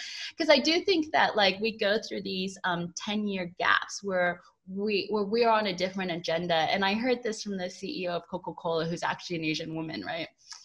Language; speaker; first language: English; native; English